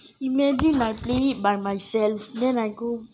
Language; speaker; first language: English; non-native, local second language; Malay